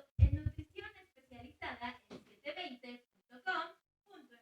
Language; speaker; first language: Spanish; native; Spanish